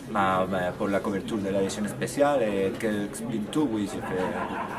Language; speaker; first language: French; non-native, learner; Spanish